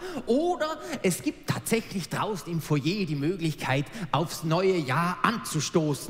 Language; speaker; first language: German; native; German